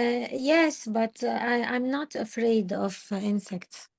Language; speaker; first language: English; non-native, learner; Arabic